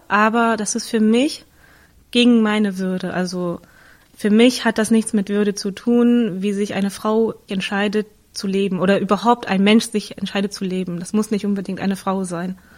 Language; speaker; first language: German; early bilingual, other home language; Tamil